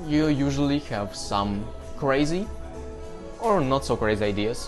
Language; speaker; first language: English; non-native, learner; Russian